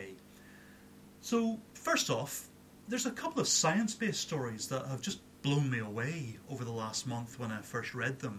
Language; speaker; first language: English; native; English